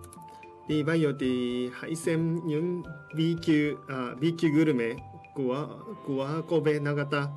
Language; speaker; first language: Vietnamese; non-native, fluent; Japanese